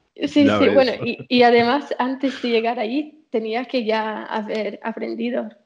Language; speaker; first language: Spanish; non-native, fluent; English